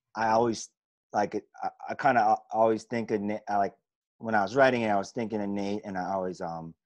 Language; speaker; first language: English; native; English